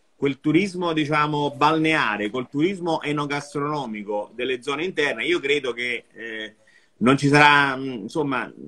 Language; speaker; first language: Italian; native; Italian